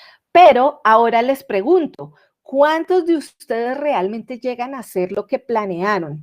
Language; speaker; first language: Spanish; native; Spanish